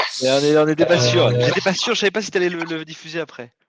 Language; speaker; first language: French; native; French